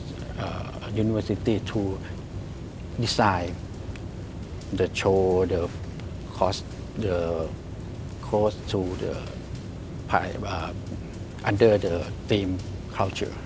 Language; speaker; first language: English; non-native, learner; Thai